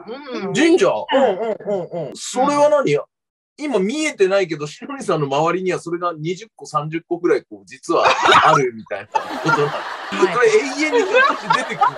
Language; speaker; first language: Japanese; native; Japanese